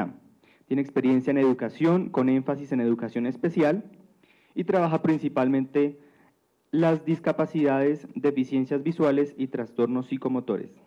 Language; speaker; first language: Spanish; native; Spanish